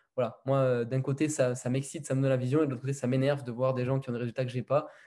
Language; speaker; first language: French; native; French